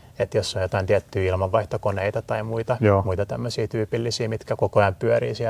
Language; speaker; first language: Finnish; native; Finnish